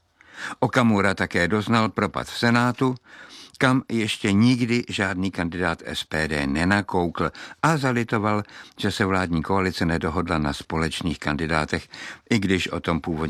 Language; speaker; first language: Czech; native; Czech